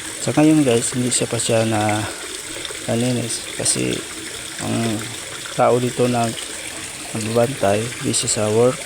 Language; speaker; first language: Filipino; non-native, local second language; Cebuano